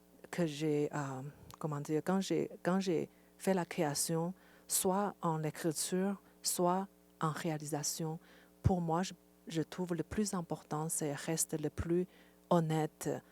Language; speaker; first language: French; non-native, fluent; Chinese